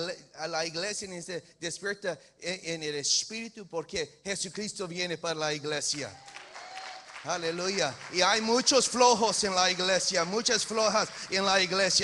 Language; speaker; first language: Spanish; early bilingual, heritage; English